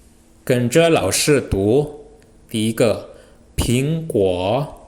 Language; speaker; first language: Chinese; non-native, fluent; Indonesian